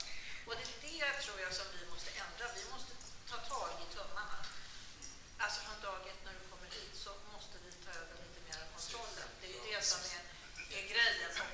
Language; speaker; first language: Swedish; native; Swedish